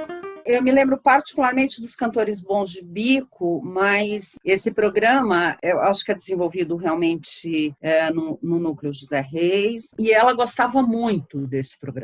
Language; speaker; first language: Portuguese; native; Portuguese